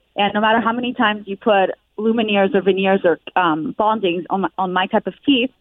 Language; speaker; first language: English; non-native, fluent; Hebrew